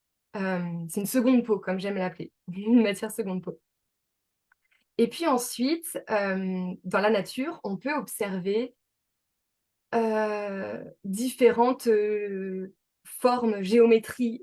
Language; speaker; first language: French; native; French